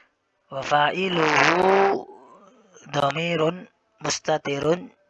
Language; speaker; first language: Arabic; non-native, fluent; Indonesian